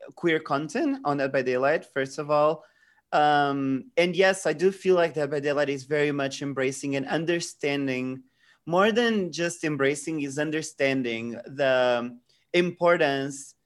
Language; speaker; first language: English; non-native, fluent; Portuguese